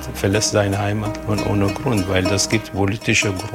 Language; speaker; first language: German; non-native, fluent; Arabic